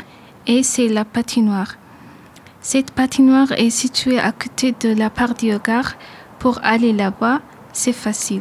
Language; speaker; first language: French; non-native, learner; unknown